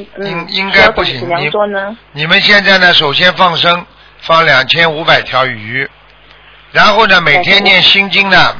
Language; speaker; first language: Chinese; native; Chinese